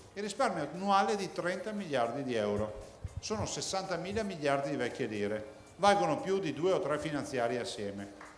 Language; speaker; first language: Italian; non-native, local second language; Venetian